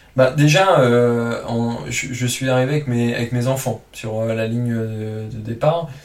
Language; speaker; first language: French; native; French